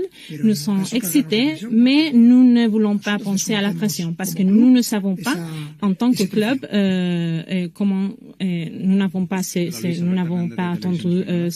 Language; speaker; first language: French; non-native, fluent; Spanish